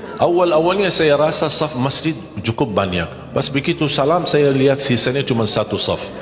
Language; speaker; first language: Malay; non-native, fluent; Arabic